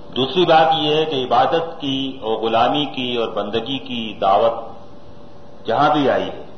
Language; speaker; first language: Urdu; native; Urdu